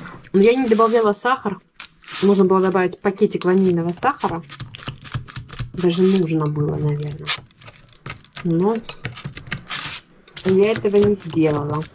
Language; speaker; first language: Russian; native; Russian